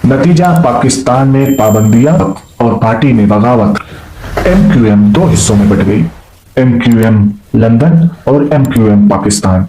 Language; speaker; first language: Urdu; native; Urdu